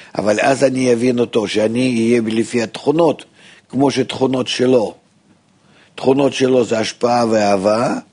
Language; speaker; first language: Hebrew; non-native, fluent; Russian